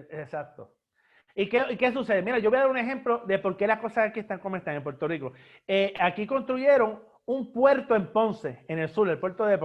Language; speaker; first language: Spanish; native; Spanish